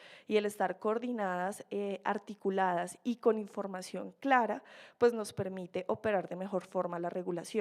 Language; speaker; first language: Spanish; native; Spanish